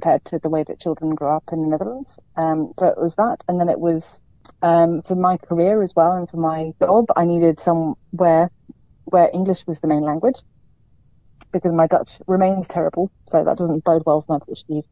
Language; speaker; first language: English; native; English